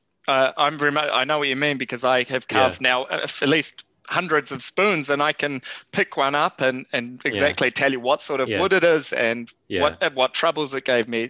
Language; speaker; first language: English; native; English